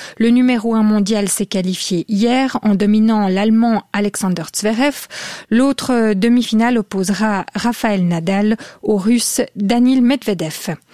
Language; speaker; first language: French; native; French